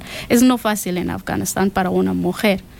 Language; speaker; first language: Spanish; non-native, learner; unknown